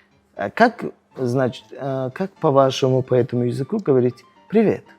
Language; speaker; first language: Russian; non-native, local second language; Tajik